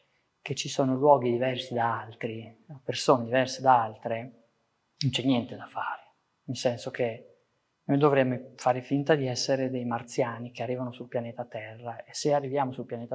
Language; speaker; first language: Italian; early bilingual, other home language; Persian